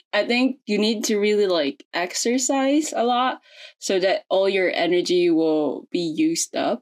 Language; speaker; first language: English; non-native, local second language; Filipino